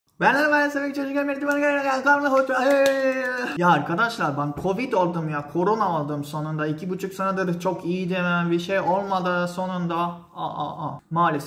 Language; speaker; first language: Turkish; non-native, fluent; Japanese